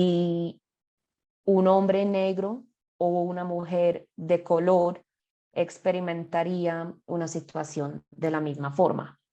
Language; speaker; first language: Spanish; non-native, fluent; English